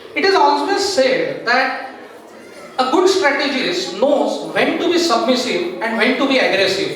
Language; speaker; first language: English; non-native, local second language; Marathi